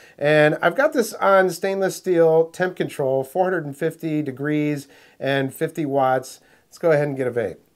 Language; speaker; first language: English; native; English